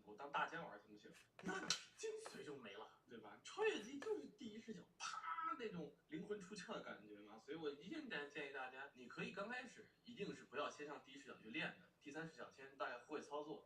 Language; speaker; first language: Chinese; native; Chinese